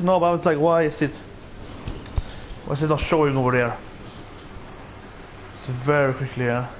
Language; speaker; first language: English; non-native, fluent; Swedish